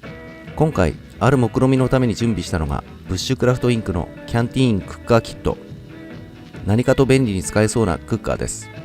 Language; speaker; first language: Japanese; native; Japanese